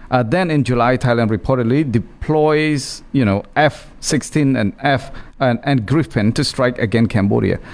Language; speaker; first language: English; non-native, fluent; Khmer